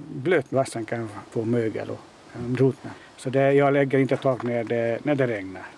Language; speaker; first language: Swedish; non-native, learner; Hungarian